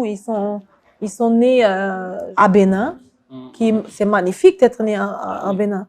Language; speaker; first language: French; non-native, fluent; German